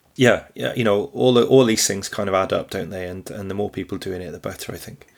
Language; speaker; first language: English; native; English